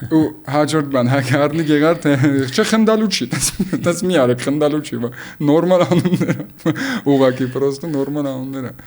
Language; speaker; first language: Armenian; early bilingual, heritage; Armenian